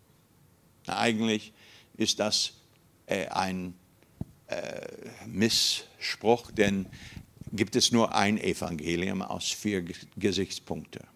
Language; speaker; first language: German; non-native, fluent; English